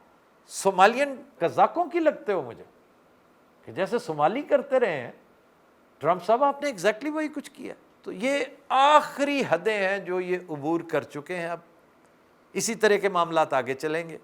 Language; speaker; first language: Urdu; native; Urdu